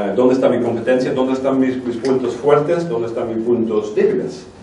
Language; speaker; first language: Spanish; non-native, fluent; Dutch